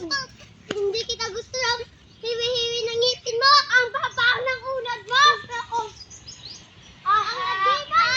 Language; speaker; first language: Filipino; non-native, local second language; Cebuano